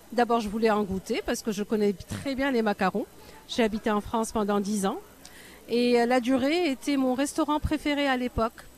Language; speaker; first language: French; non-native, local second language; Arabic